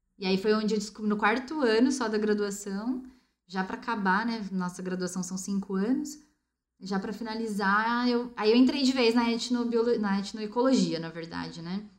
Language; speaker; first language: Portuguese; native; Portuguese